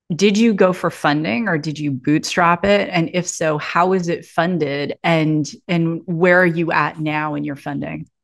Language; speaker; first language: English; native; English